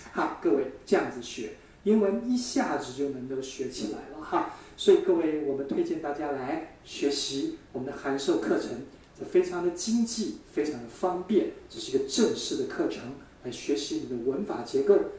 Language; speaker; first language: Chinese; native; Chinese